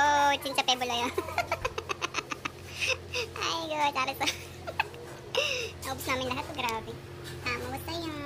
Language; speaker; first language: Korean; non-native, learner; Filipino